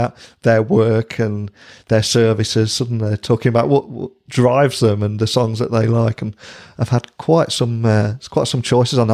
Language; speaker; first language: English; native; English